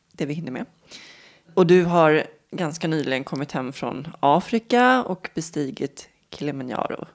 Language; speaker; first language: Swedish; native; Swedish